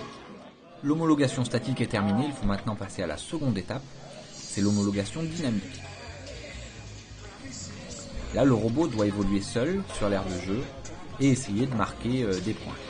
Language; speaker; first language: French; native; French